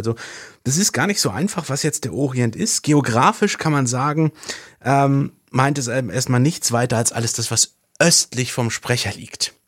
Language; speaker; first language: German; native; German